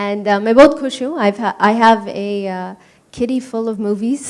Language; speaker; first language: Hindi; non-native, learner; English